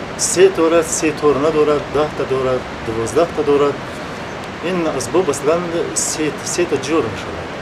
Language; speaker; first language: Tajik; non-native, local second language; Shughni